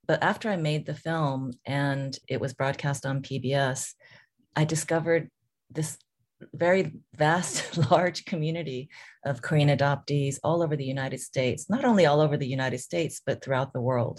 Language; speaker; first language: English; early bilingual, other home language; Korean